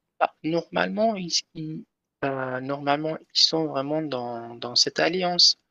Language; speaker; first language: French; non-native, learner; Persian